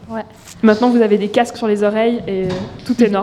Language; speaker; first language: French; native; French